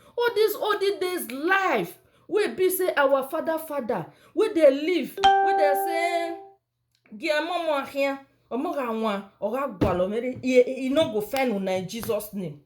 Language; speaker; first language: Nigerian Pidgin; non-native, local second language; Bini